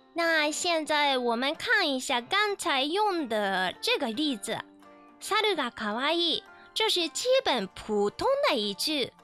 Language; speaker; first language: Chinese; non-native, learner; Japanese